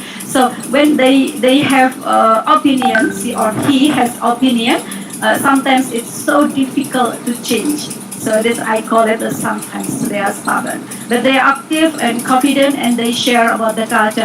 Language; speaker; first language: English; non-native, learner; Indonesian